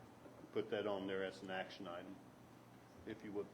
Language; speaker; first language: English; native; English